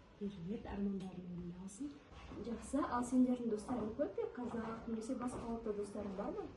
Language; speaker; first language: Kazakh; native; Kazakh